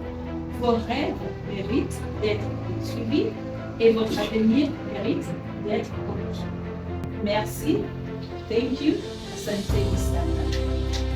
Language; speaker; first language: French; non-native, fluent; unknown